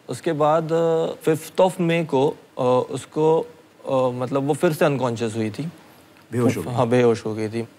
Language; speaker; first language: Hindi; non-native, local second language; Marathi